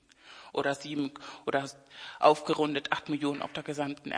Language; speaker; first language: German; non-native, fluent; Spanish